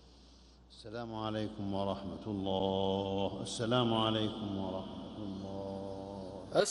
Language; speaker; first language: Arabic; native; Arabic